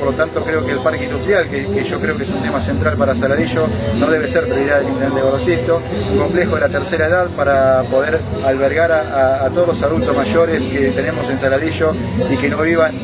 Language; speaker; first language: Spanish; native; Spanish